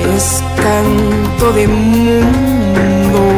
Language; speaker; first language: Galician; native; Galician